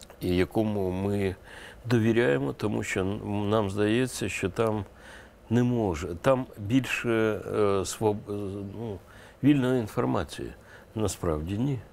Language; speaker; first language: Ukrainian; non-native, local second language; Russian